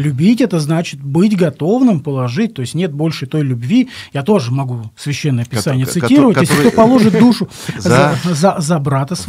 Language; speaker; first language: Russian; native; Russian